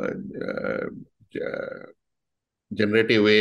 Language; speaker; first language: English; non-native, local second language; Hindi